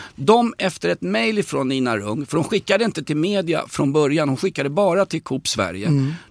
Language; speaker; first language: Swedish; native; Swedish